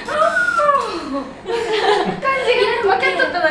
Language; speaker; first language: Japanese; native; Japanese